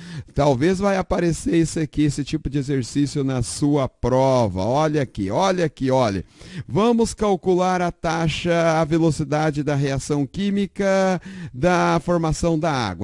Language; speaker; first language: Portuguese; native; Portuguese